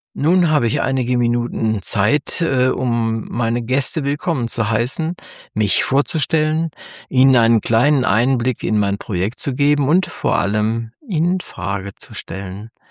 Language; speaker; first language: German; native; German